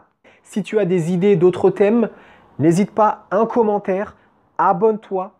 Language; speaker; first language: French; native; French